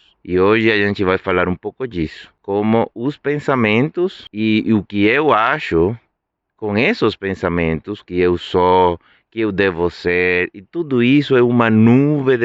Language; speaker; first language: Portuguese; non-native, fluent; Spanish